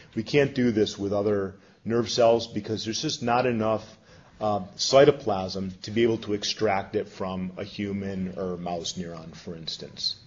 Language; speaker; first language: English; native; English